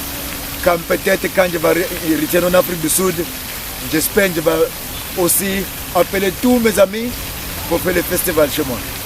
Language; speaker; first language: French; non-native, learner; English